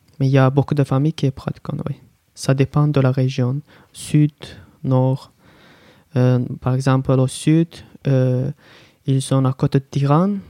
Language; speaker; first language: French; non-native, learner; Azerbaijani